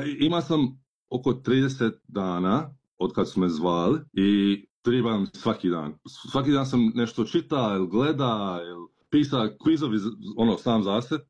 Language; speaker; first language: Serbian; early bilingual, heritage; Croatian